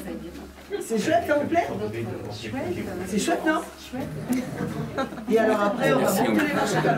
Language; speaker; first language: French; native; French